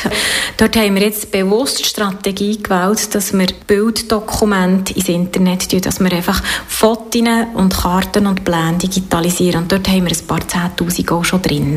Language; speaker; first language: German; native; German